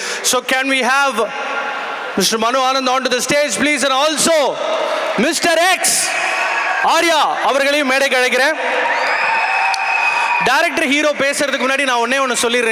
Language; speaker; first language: Tamil; native; Tamil